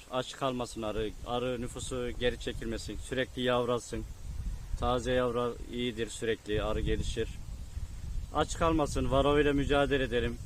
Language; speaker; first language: Turkish; native; Turkish